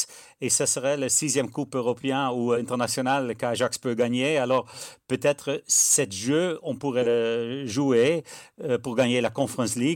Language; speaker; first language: French; non-native, fluent; Dutch